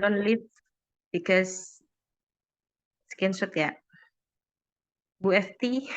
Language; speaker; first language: English; non-native, learner; Indonesian